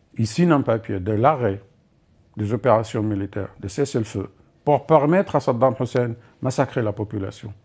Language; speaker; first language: French; non-native, fluent; Arabic